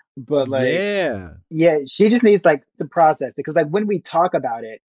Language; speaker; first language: English; native; English